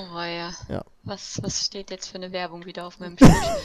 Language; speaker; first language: German; native; German